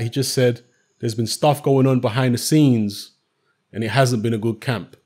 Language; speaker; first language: English; native; English